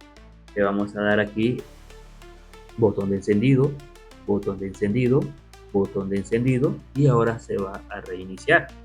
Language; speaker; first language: Spanish; native; Spanish